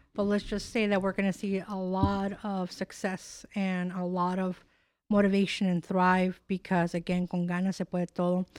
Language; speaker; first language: English; native; English